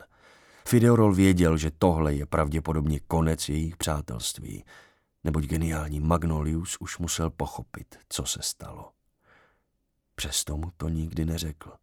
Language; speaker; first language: Czech; native; Czech